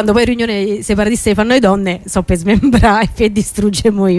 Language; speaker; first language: Italian; native; Italian